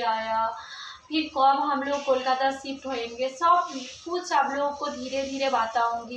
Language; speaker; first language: Hindi; non-native, local second language; Bangla